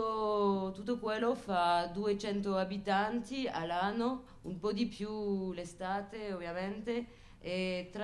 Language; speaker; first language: Italian; non-native, fluent; French